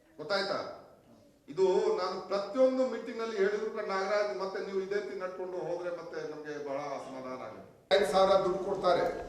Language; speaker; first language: Kannada; non-native, fluent; Hindi